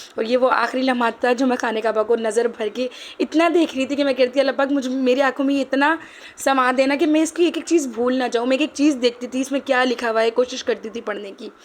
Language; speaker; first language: Hindi; native; Hindi